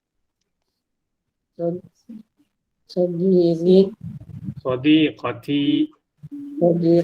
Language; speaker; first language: Arabic; non-native, learner; Divehi